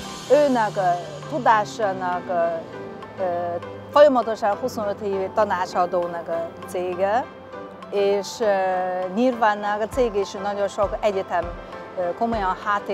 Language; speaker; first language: Hungarian; non-native, learner; Chinese